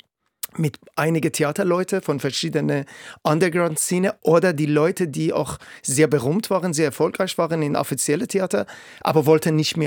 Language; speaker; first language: German; non-native, fluent; Persian